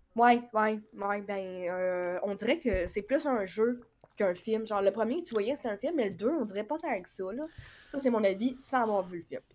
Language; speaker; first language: French; native; French